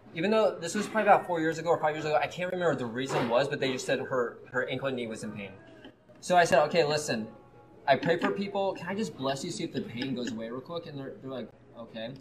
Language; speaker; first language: English; native; English